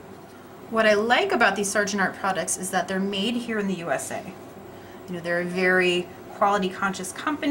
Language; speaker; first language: English; native; English